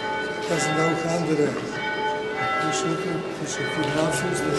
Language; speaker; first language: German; non-native, learner; Serbian